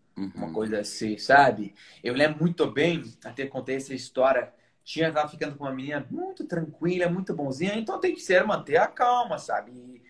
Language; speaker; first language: Portuguese; non-native, fluent; Arabic